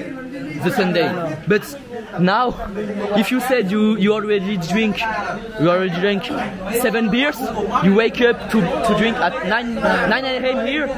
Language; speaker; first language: English; non-native, learner; French